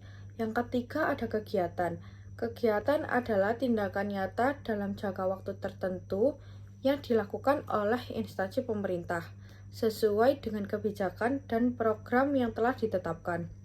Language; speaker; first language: Indonesian; native; Indonesian